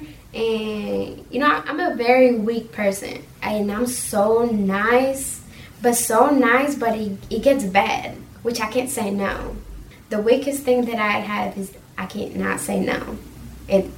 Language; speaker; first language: English; early bilingual, other home language; Spanish